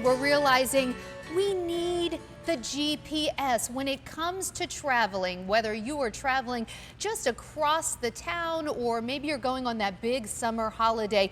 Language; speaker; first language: English; native; English